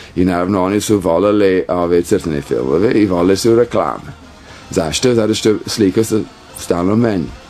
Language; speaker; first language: Croatian; non-native, fluent; English